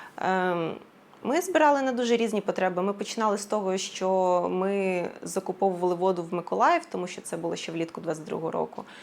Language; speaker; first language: Ukrainian; native; Ukrainian